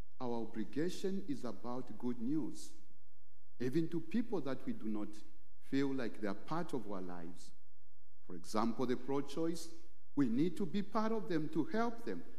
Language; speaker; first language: English; non-native, local second language; Bemba